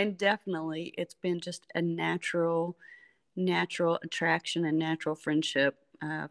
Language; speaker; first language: English; native; English